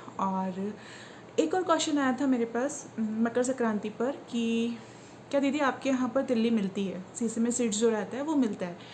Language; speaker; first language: Hindi; native; Hindi